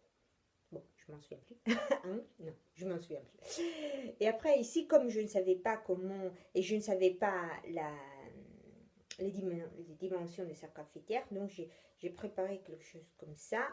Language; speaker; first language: French; non-native, fluent; Italian